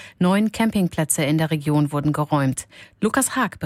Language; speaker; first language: German; native; German